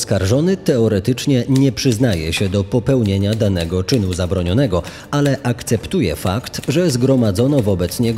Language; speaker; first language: Polish; native; Polish